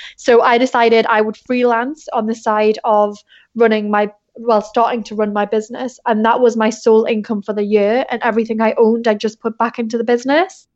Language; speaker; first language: English; native; English